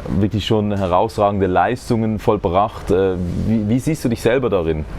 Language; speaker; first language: German; native; German